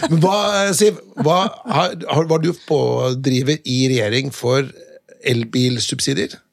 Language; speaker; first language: Norwegian; native; Norwegian